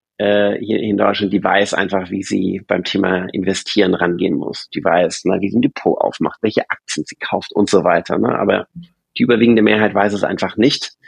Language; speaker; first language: German; native; German